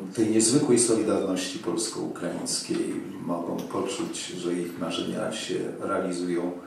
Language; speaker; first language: Polish; native; Polish